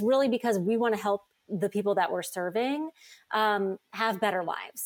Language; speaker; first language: English; native; English